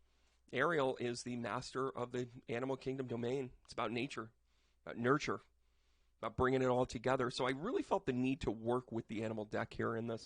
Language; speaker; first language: English; native; English